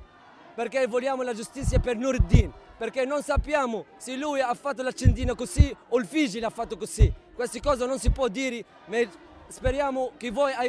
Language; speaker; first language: Italian; non-native, learner; Arabic